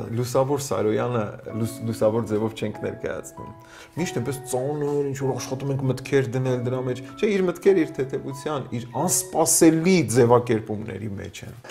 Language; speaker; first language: Armenian; native; Armenian